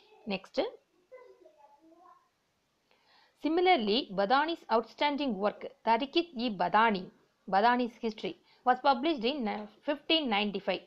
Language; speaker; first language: English; non-native, local second language; Tamil